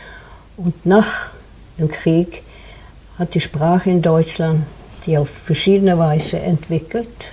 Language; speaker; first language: German; non-native, fluent; Swedish